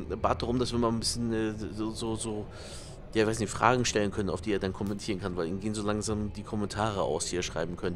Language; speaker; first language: German; native; German